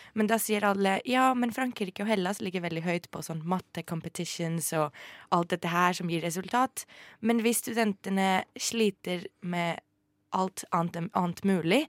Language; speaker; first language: Norwegian; non-native, fluent; Greek